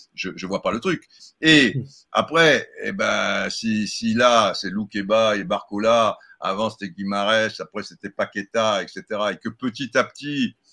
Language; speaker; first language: French; native; French